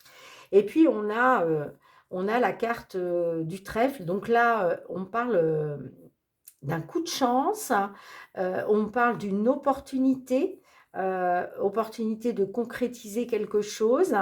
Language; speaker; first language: French; native; French